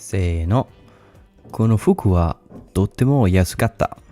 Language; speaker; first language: Japanese; non-native, learner; English